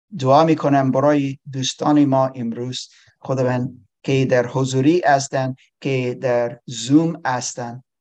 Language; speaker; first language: Persian; non-native, learner; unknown